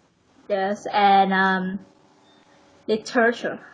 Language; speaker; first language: English; non-native, learner; Vietnamese